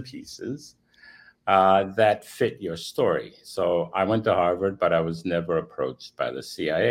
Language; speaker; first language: English; non-native, fluent; Romanian